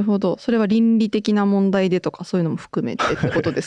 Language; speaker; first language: Japanese; native; Japanese